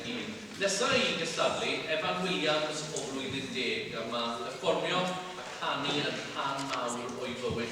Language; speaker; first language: Welsh; native; Welsh